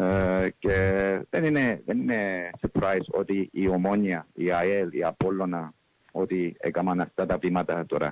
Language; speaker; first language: Greek; early bilingual, heritage; English